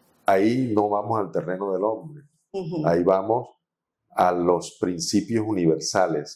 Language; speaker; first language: Spanish; native; Spanish